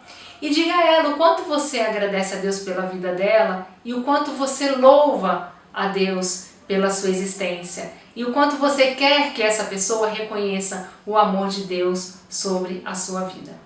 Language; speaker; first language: Portuguese; native; Portuguese